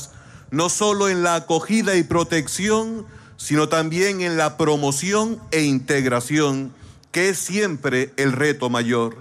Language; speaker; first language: Spanish; native; Spanish